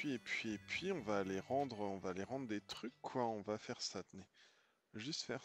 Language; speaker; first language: French; native; French